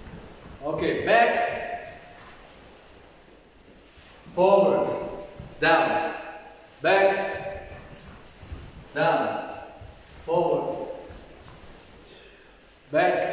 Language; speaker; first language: English; non-native, learner; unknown